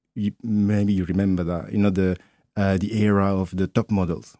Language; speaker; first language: English; non-native, fluent; French